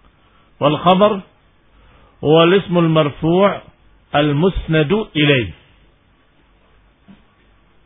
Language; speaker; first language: Arabic; non-native, fluent; Indonesian